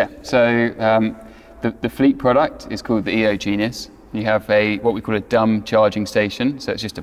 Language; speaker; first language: English; native; English